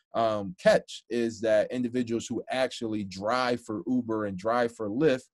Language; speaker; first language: English; native; English